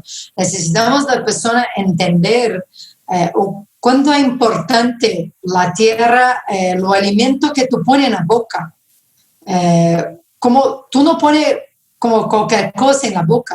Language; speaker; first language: Spanish; non-native, fluent; Portuguese